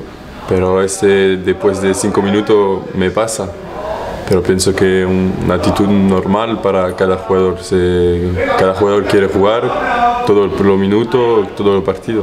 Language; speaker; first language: Spanish; non-native, learner; French